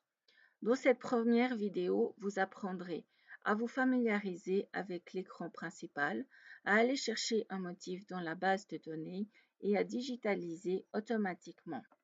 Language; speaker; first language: French; native; French